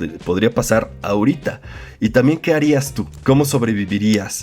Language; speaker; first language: Spanish; native; Spanish